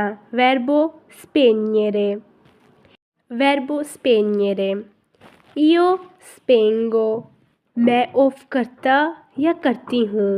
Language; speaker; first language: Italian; non-native, fluent; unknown